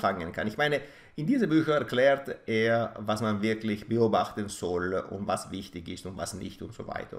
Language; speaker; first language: German; non-native, fluent; Italian